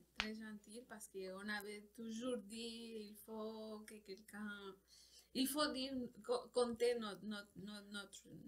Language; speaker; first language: French; non-native, learner; Spanish